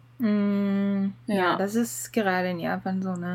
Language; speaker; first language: German; non-native, learner; Japanese